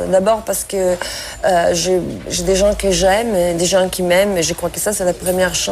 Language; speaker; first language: French; non-native, fluent; Italian